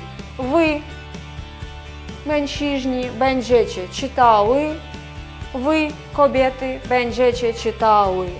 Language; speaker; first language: Polish; non-native, fluent; Russian